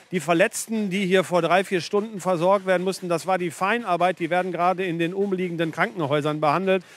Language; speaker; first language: German; native; German